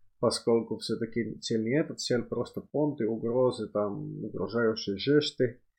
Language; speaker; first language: Russian; non-native, fluent; Finnish